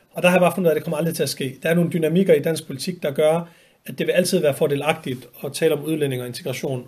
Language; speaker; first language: Danish; early bilingual, other home language; Arabic